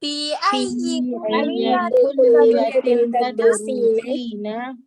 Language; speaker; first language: Arabic; non-native, learner; Indonesian